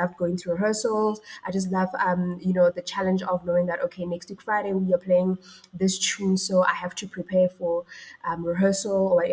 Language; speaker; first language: English; non-native, local second language; Tswana